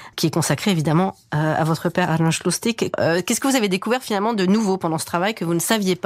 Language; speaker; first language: French; native; French